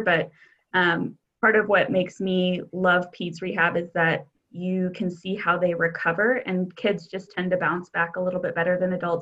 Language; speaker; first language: English; native; English